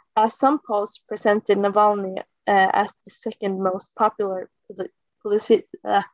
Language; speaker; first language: English; non-native, fluent; Norwegian